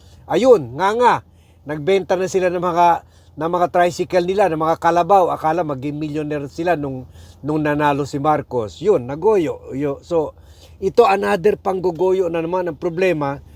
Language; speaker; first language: Filipino; native; Filipino